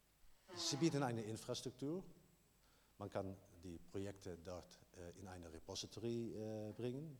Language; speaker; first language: German; non-native, learner; Dutch